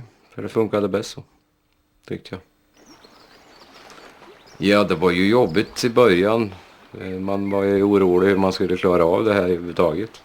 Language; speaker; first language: Swedish; native; Swedish